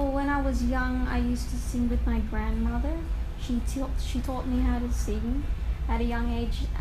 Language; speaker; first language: English; native; English